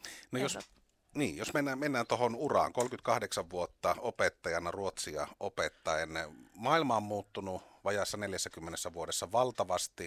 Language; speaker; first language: Finnish; native; Finnish